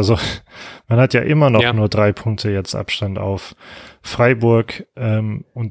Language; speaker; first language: German; native; German